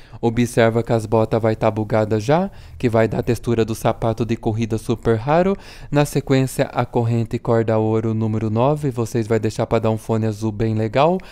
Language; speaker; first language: Portuguese; native; Portuguese